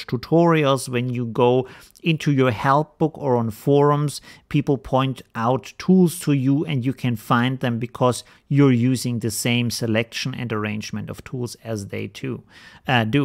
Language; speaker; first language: English; non-native, fluent; German